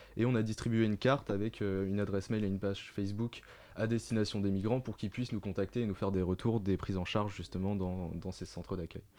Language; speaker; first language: French; native; French